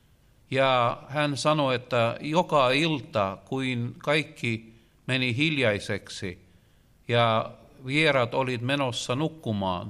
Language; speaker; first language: Finnish; non-native, learner; Russian